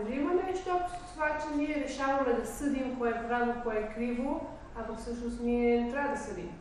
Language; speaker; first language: Bulgarian; native; Bulgarian